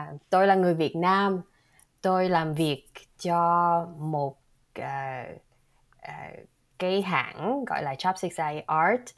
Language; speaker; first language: Vietnamese; early bilingual, heritage; Vietnamese